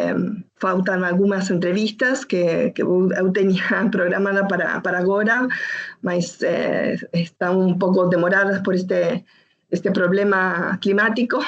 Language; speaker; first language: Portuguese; non-native, learner; Spanish